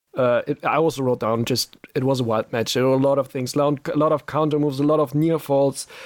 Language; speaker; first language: English; non-native, fluent; German